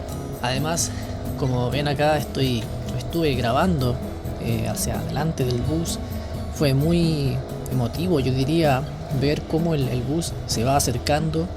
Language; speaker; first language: Spanish; native; Spanish